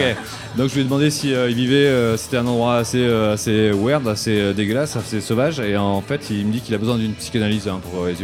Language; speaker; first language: French; native; French